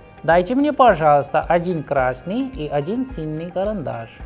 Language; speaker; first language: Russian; non-native, fluent; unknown